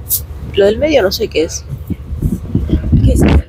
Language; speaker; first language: Spanish; native; Spanish